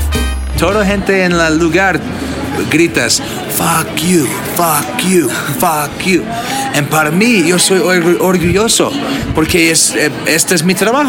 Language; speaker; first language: Spanish; non-native, learner; English